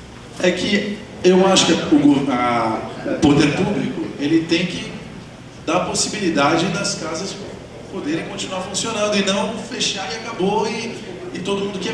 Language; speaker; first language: Portuguese; native; Portuguese